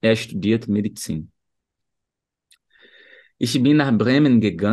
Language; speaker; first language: German; non-native, fluent; Portuguese